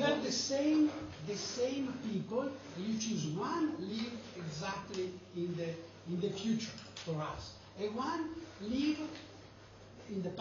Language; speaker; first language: English; non-native, learner; Italian